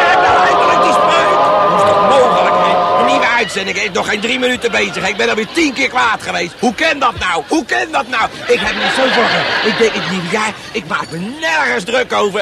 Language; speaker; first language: Dutch; native; Dutch